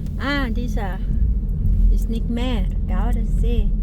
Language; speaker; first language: German; non-native, learner; Thai